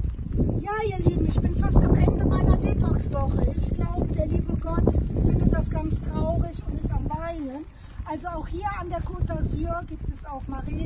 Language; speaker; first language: German; native; German